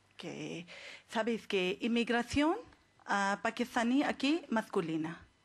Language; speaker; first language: Spanish; non-native, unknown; Urdu